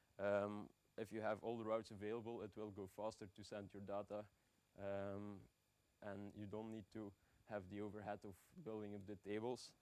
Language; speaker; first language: English; non-native, fluent; Dutch